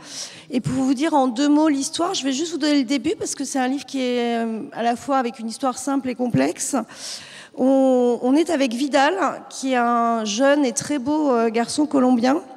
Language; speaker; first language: French; native; French